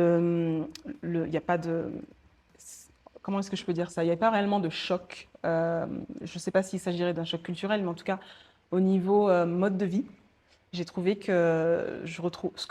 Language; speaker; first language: French; early bilingual, other home language; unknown